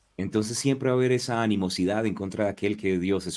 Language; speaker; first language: Spanish; native; Spanish